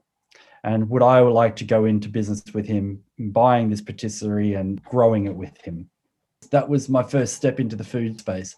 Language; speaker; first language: English; native; English